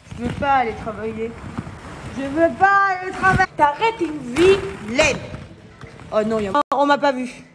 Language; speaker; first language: French; native; French